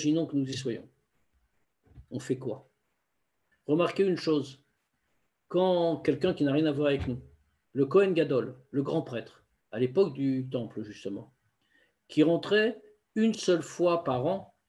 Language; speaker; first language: French; native; French